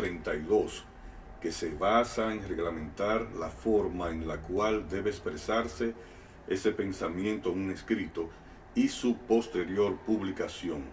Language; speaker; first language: Spanish; native; Spanish